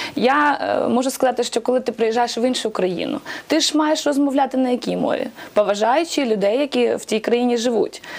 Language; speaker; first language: Ukrainian; non-native, local second language; Russian